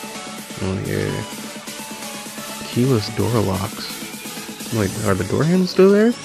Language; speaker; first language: English; native; English